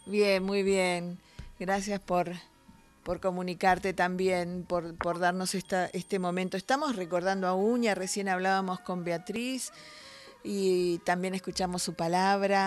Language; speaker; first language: Spanish; native; Spanish